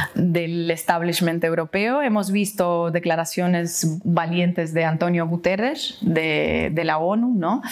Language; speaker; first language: Spanish; non-native, fluent; Russian